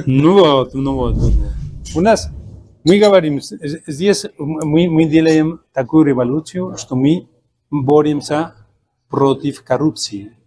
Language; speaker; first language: Russian; non-native, fluent; Spanish